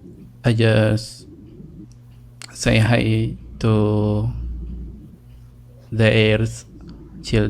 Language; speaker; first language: English; non-native, learner; Indonesian